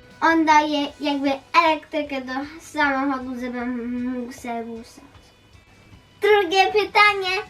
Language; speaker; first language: Polish; early bilingual, heritage; Polish